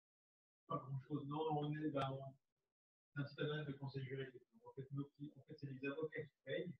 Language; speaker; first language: French; native; French